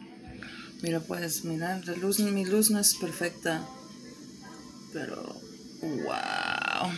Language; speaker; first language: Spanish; early bilingual, heritage; Spanish